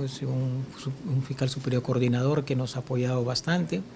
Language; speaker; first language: Spanish; native; Spanish